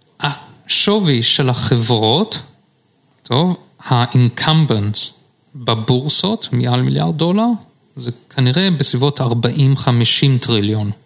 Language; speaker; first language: Hebrew; early bilingual, heritage; Hebrew